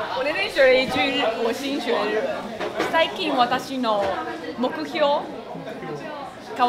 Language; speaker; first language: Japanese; non-native, learner; Chinese